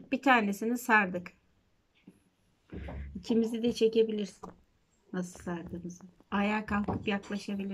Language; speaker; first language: Turkish; native; Turkish